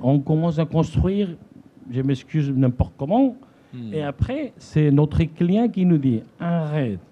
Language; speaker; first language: French; non-native, fluent; Spanish